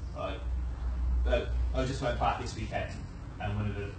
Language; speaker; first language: English; native; English